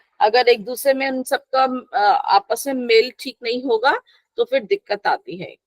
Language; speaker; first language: Hindi; native; Hindi